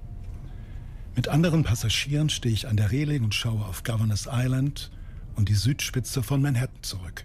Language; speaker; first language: German; native; German